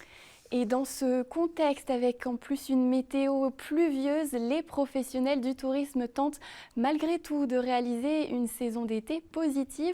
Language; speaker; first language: French; native; French